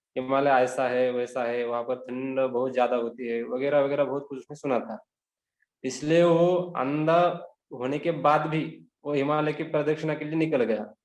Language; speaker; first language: Hindi; non-native, local second language; Marathi